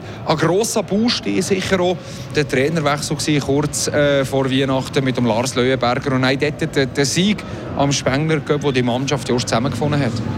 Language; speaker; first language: German; native; German